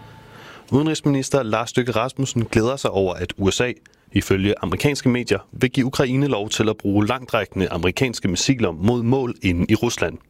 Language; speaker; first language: Danish; native; Danish